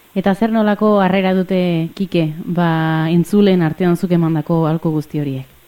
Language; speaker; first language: Basque; native; Basque